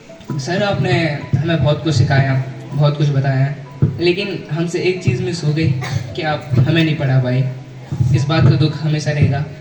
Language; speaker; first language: Hindi; native; Hindi